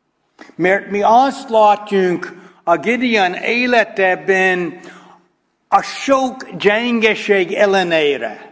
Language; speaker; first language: Hungarian; non-native, fluent; English